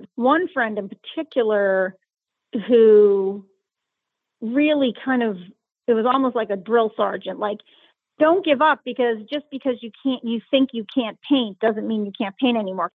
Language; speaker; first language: English; native; English